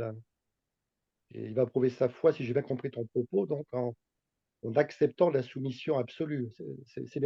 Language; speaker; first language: French; native; French